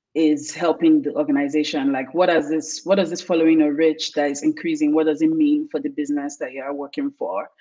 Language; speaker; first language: English; non-native, local second language; Yoruba